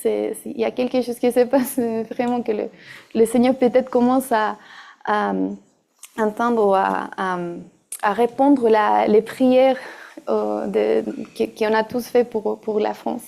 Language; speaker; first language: French; non-native, fluent; Spanish